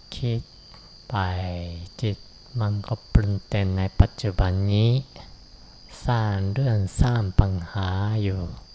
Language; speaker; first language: Thai; non-native, fluent; Japanese